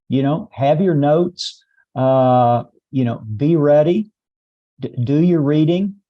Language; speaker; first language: English; native; English